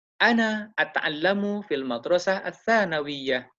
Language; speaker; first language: Arabic; non-native, fluent; Indonesian